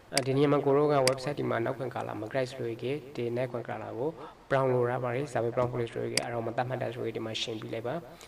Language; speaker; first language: Burmese; native; Burmese